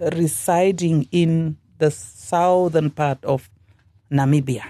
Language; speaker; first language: English; non-native, local second language; Afrikaans